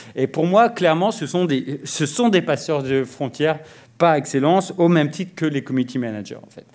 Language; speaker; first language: French; native; French